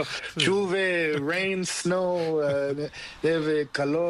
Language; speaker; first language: Spanish; non-native, learner; Portuguese